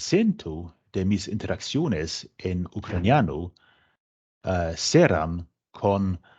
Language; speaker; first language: Spanish; non-native, fluent; English